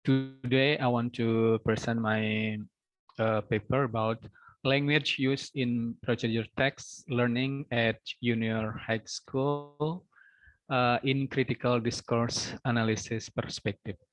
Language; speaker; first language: English; non-native, local second language; Indonesian